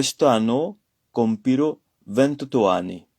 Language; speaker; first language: Italian; non-native, fluent; French